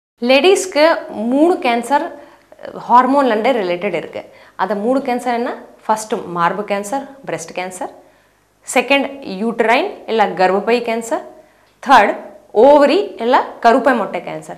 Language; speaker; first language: Tamil; non-native, fluent; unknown